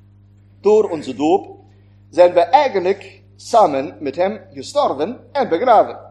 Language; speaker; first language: Dutch; non-native, fluent; German